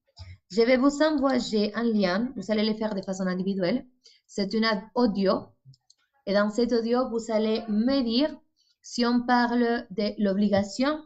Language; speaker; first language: French; non-native, fluent; Spanish